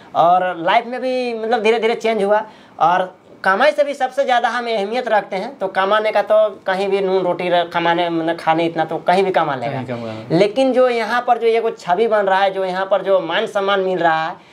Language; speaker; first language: Hindi; native; Hindi